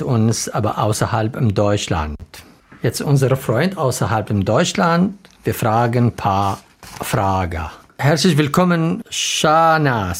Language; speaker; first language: German; non-native, learner; Arabic